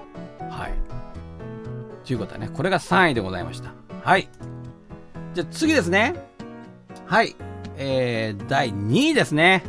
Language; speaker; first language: Japanese; native; Japanese